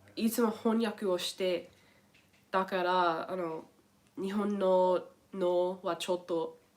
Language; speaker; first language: Japanese; non-native, learner; English